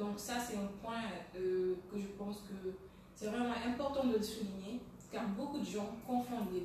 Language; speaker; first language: French; non-native, local second language; Wolof